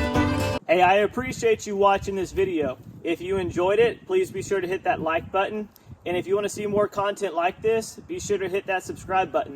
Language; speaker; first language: English; native; English